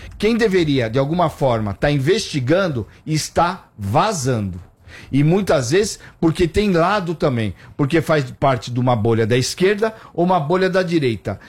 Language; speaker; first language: Portuguese; native; Portuguese